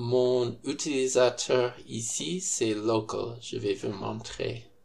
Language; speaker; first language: French; non-native, fluent; English